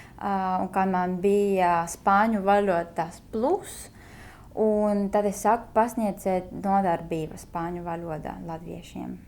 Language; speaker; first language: Latvian; non-native, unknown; Spanish